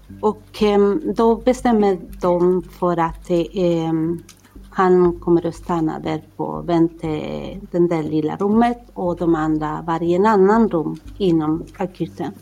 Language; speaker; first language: Swedish; non-native, fluent; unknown